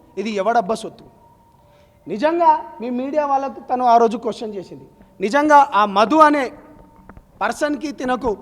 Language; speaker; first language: Telugu; non-native, local second language; Lambadi